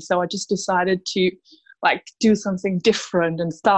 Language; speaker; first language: English; non-native, fluent; Danish